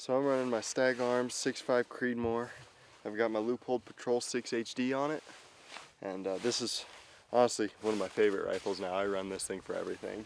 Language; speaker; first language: English; native; English